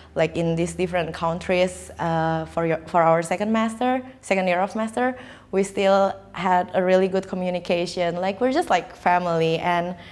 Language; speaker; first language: English; non-native, fluent; Indonesian